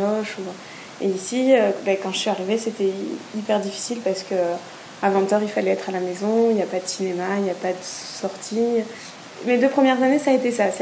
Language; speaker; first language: French; native; French